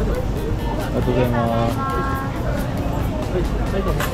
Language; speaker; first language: Japanese; non-native, learner; Korean